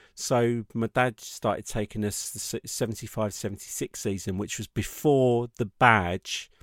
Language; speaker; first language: English; native; English